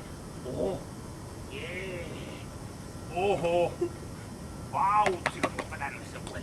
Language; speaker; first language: Finnish; native; Finnish